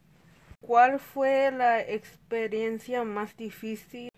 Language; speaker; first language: Spanish; early bilingual, heritage; Spanish